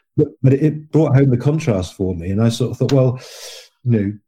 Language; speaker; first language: English; native; English